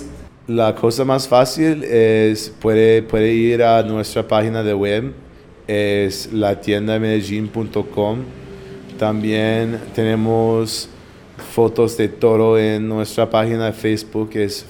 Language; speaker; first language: Spanish; non-native, fluent; English